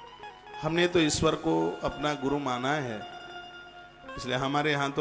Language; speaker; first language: Hindi; native; Hindi